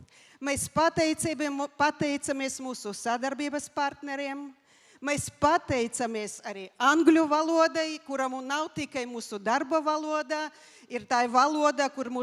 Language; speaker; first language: Latvian; non-native, local second language; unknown